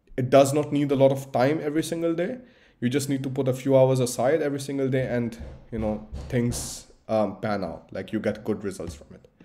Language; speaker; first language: English; non-native, local second language; Hindi